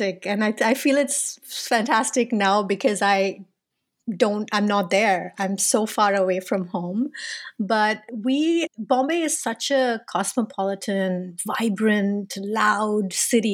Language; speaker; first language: English; non-native, local second language; Tamil